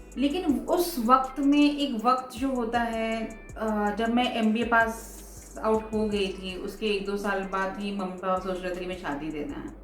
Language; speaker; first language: Hindi; non-native, local second language; Bangla